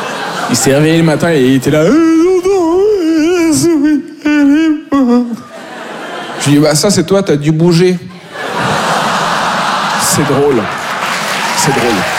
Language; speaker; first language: French; native; French